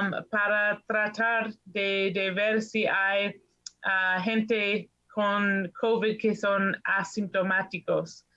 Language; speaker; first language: Spanish; non-native, learner; English